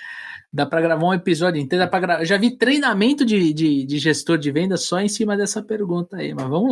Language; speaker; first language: Portuguese; native; Portuguese